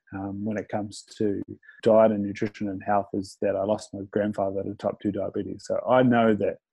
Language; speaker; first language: English; native; English